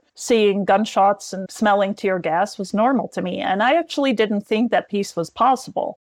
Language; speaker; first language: English; non-native, fluent; Arabic